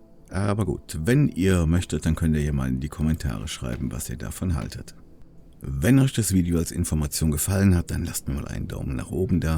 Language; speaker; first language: German; native; German